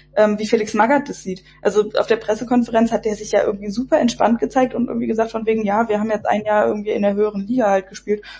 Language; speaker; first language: German; native; German